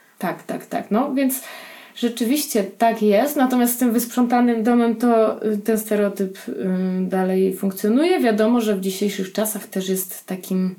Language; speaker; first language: Polish; native; Polish